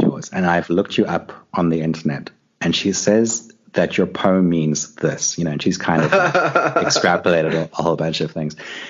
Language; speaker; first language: English; native; English